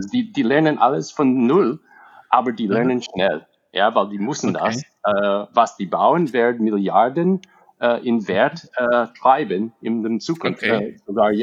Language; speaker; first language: German; non-native, fluent; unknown